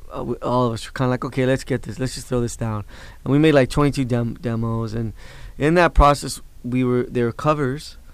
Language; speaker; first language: English; native; English